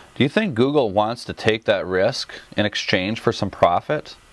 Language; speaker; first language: English; native; English